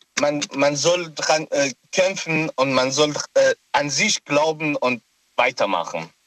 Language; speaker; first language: German; non-native, local second language; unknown